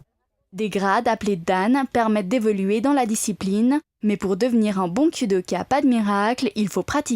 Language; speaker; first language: French; native; French